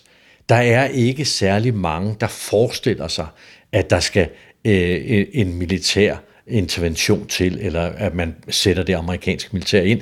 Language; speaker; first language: Danish; native; Danish